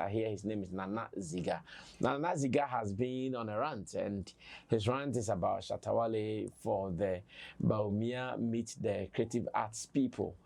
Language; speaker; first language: English; non-native, local second language; Akan